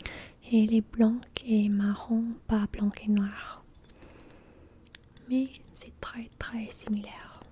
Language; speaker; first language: French; non-native, learner; English